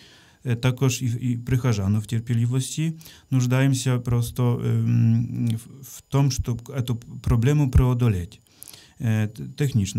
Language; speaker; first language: Ukrainian; non-native, learner; Polish